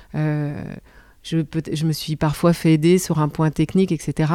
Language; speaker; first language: French; native; French